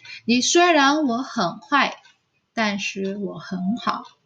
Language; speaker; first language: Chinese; non-native, fluent; Indonesian